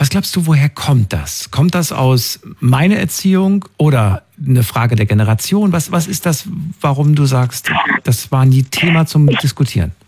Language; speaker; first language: German; native; German